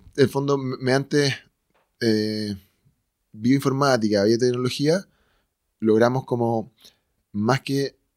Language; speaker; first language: Spanish; native; Spanish